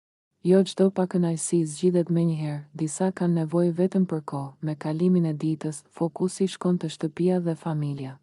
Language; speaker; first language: Albanian; native; Albanian